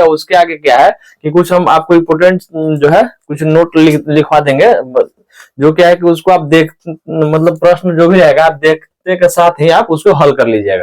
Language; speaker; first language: Hindi; native; Hindi